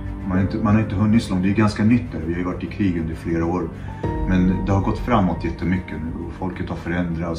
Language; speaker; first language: Swedish; non-native, fluent; Kurdish